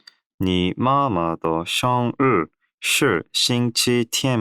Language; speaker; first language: Chinese; non-native, learner; Korean